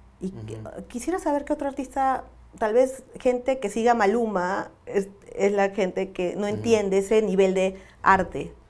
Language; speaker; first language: Spanish; native; Spanish